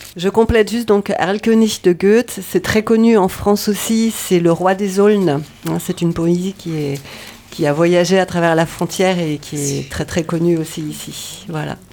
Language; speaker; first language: French; native; French